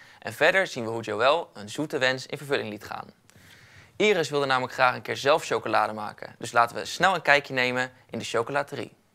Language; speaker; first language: Dutch; native; Dutch